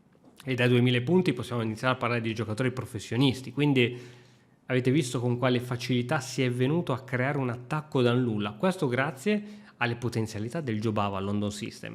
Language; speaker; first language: Italian; native; Italian